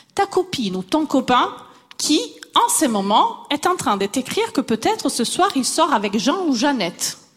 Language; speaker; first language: French; non-native, fluent; Italian